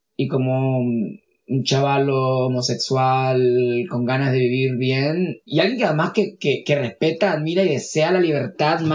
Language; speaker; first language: Spanish; native; Spanish